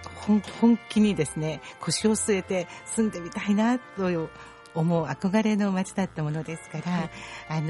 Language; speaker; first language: Japanese; native; Japanese